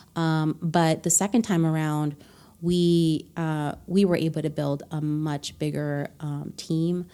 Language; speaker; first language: English; non-native, fluent; Spanish